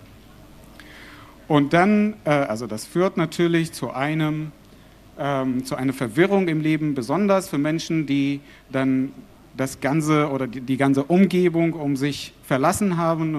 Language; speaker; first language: German; non-native, fluent; Arabic